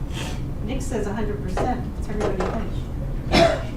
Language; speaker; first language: English; native; English